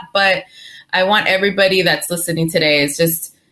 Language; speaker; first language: English; early bilingual, other home language; Spanish